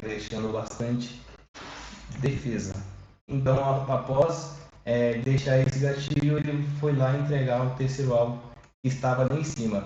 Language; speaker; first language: Portuguese; native; Portuguese